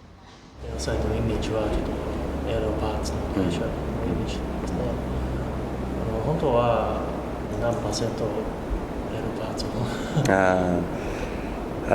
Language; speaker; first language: Japanese; non-native, learner; English